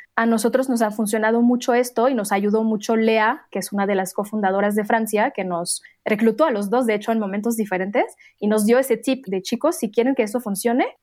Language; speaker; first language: Spanish; non-native, fluent; Arabic